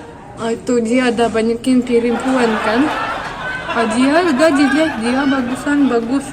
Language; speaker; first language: Indonesian; non-native, learner; Russian